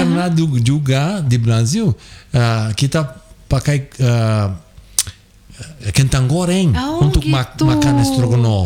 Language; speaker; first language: Indonesian; non-native, fluent; Portuguese